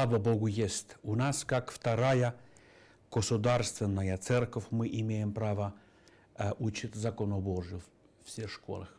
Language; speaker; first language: Russian; non-native, fluent; Finnish